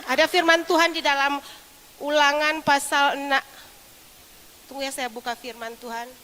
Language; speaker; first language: Indonesian; native; Indonesian